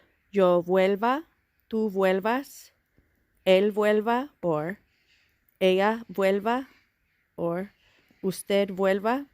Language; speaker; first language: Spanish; non-native, fluent; English